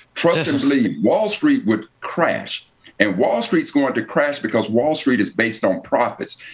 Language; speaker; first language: English; native; English